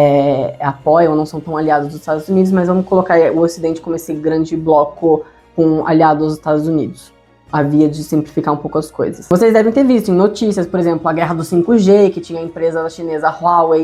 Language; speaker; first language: Portuguese; native; Portuguese